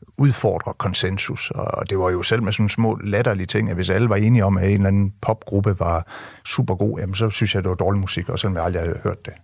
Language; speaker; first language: Danish; early bilingual, other home language; French